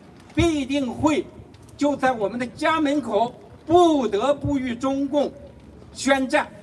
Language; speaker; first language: Chinese; native; Chinese